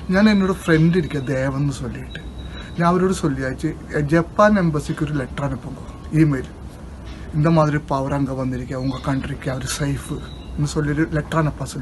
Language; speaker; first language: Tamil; non-native, learner; Malayalam